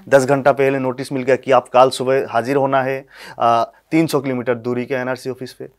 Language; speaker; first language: Hindi; non-native, local second language; Bangla